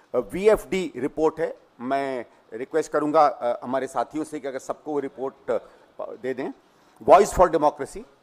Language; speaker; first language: Hindi; native; Hindi